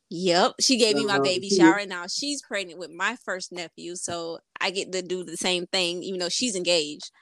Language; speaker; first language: English; native; English